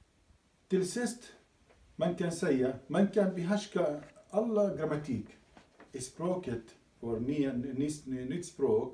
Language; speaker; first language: Swedish; non-native, learner; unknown